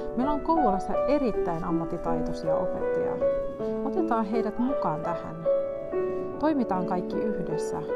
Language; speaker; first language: Finnish; non-native, fluent; English